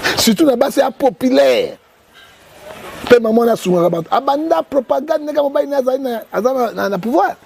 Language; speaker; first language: Lingala; native; Lingala